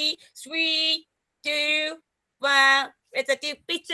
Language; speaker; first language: English; non-native, learner; Japanese